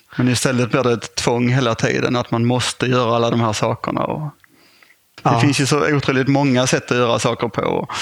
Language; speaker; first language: Swedish; native; Swedish